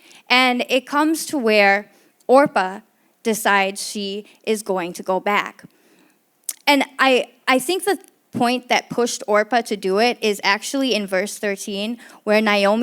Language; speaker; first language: English; native; English